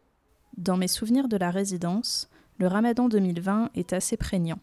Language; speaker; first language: French; native; French